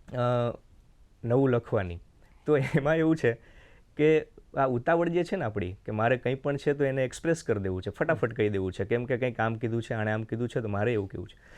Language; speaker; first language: Gujarati; native; Gujarati